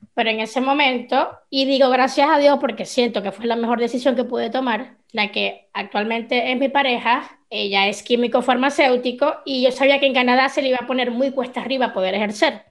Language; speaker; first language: Spanish; native; Spanish